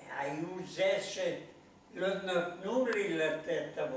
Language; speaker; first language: Hebrew; non-native, learner; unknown